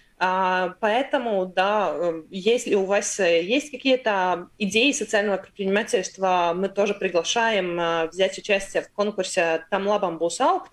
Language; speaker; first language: Russian; non-native, local second language; Latvian